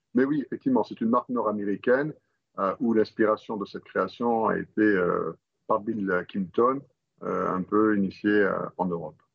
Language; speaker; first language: French; native; French